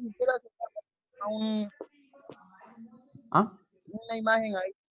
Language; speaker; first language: Spanish; native; Spanish